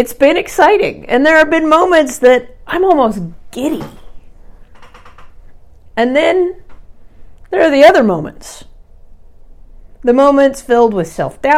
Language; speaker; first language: English; native; English